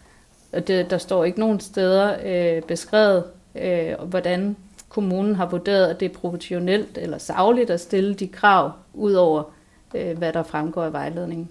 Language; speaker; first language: Danish; native; Danish